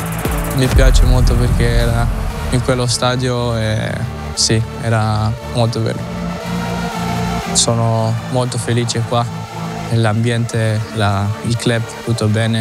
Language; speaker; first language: Italian; non-native, learner; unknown